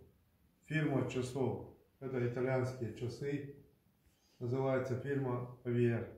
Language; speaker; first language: Russian; non-native, local second language; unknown